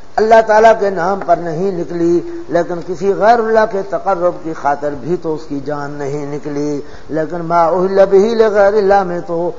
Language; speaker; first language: Urdu; non-native, local second language; Saraiki